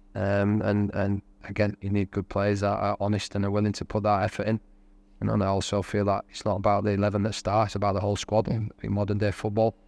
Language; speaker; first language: English; native; English